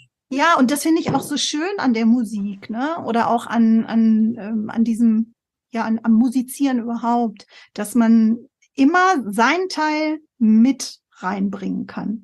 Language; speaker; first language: German; native; German